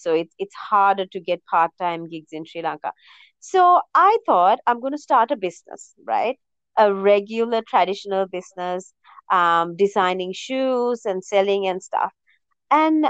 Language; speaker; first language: English; non-native, local second language; Sinhala